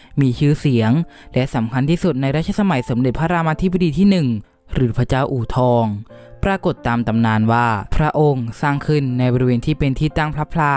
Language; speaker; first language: Thai; native; Thai